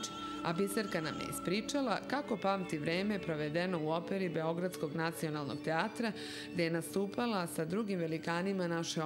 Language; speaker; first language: Serbian; native; Serbian